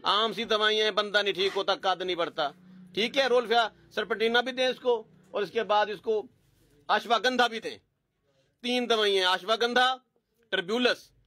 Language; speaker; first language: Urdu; non-native, local second language; Punjabi